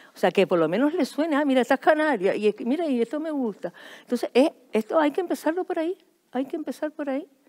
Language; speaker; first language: Spanish; native; Spanish